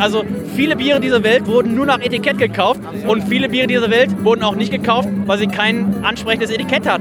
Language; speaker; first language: German; native; German